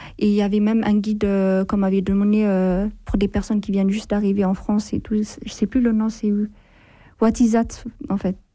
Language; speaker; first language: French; non-native, fluent; Amharic